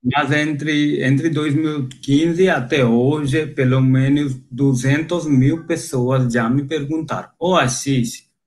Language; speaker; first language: Portuguese; non-native, local second language; Hindi